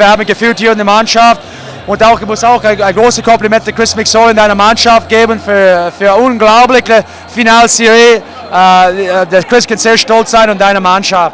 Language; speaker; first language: German; non-native, fluent; English